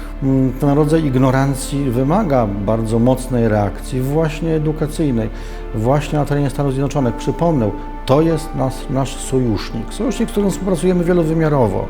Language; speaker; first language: Polish; native; Polish